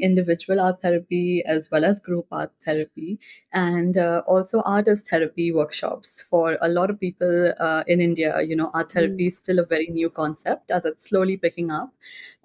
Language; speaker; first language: English; non-native, local second language; Hindi